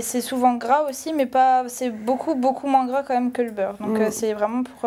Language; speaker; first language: French; native; French